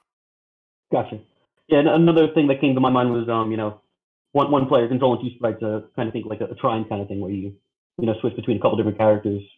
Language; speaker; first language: English; native; English